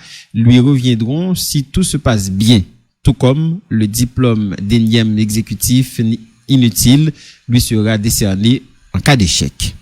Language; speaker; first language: French; non-native, local second language; Haitian Creole